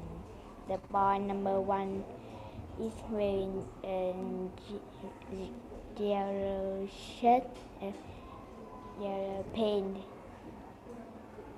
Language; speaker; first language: English; non-native, learner; Vietnamese